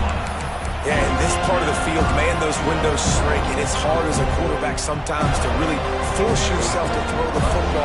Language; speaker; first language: English; native; English